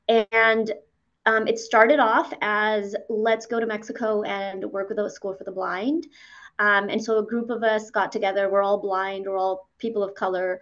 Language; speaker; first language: English; early bilingual, other home language; Spanish